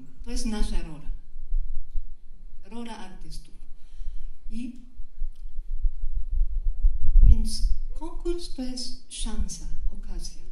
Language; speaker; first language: Polish; non-native, fluent; Japanese